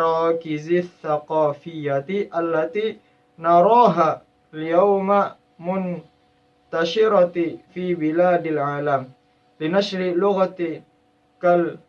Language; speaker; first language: Arabic; non-native, learner; Indonesian